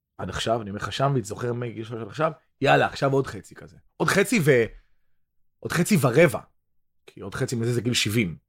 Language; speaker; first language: Hebrew; early bilingual, other home language; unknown